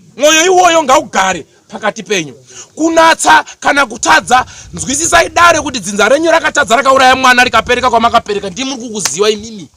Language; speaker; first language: Shona; native; Shona